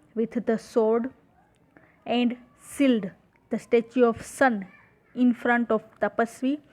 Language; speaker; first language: English; non-native, local second language; Gujarati